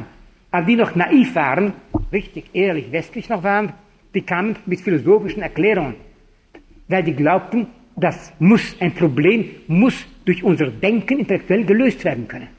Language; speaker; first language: German; non-native, fluent; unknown